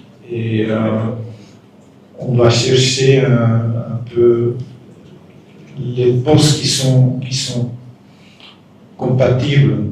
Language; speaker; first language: French; non-native, local second language; Dutch